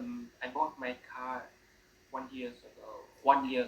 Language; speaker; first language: English; non-native, learner; Vietnamese